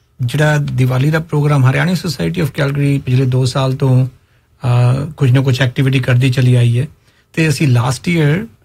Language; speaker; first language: Punjabi; non-native, local second language; Haryanvi